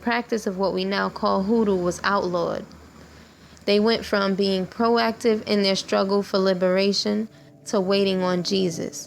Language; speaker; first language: English; native; English